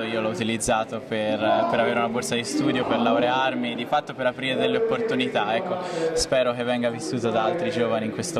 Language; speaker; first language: Italian; native; Italian